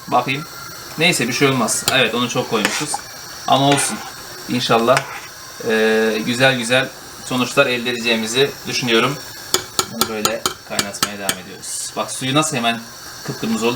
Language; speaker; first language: Turkish; native; Turkish